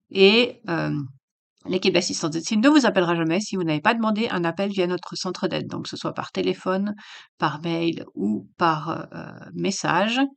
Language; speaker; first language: French; native; French